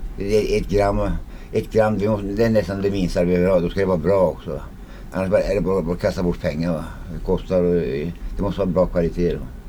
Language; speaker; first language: Swedish; early bilingual, other home language; Finnish